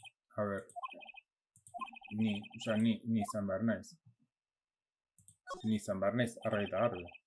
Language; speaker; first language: Basque; non-native, local second language; Spanish